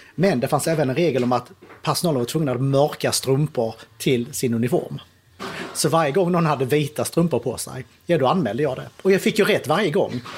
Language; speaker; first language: Swedish; native; Swedish